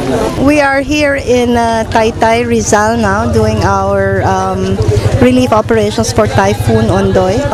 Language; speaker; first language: English; non-native, local second language; Filipino